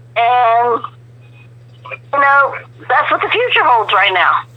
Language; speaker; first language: English; native; English